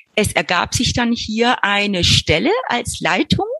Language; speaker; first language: German; early bilingual, heritage; Spanish